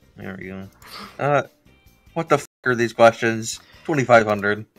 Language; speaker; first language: English; native; English